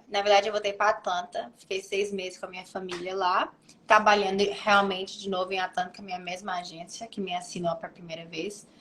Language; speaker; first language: Portuguese; early bilingual, heritage; English